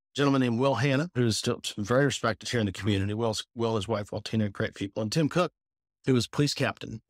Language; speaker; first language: English; native; English